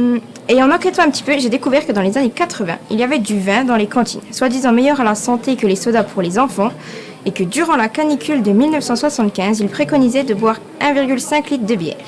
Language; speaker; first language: French; native; French